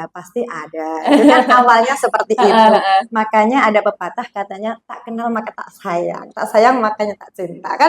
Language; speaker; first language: Indonesian; non-native, local second language; Javanese